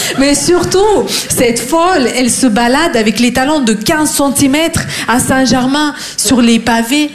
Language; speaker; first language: French; non-native, fluent; Russian